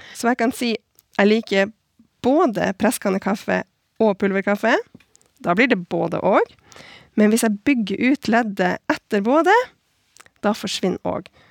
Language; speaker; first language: Norwegian; native; Norwegian